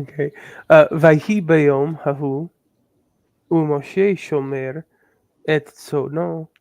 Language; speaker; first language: Hebrew; non-native, learner; English